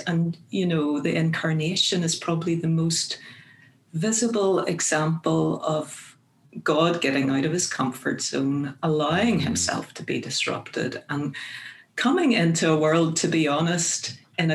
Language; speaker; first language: English; native; English